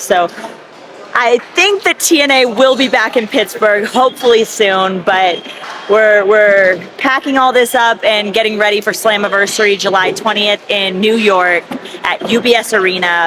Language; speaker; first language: English; native; English